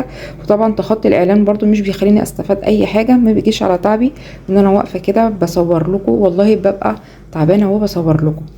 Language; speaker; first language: Arabic; native; Arabic